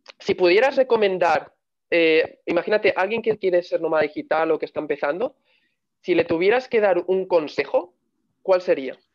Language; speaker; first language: Spanish; native; Spanish